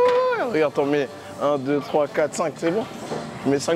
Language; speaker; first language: French; native; French